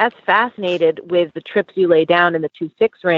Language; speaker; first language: English; native; English